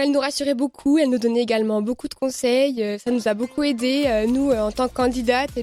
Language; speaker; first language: French; native; French